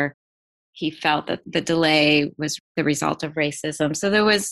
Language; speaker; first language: English; native; English